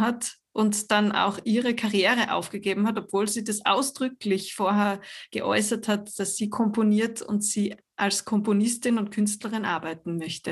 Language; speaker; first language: German; native; German